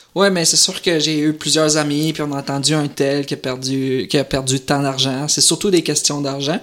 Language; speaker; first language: French; native; French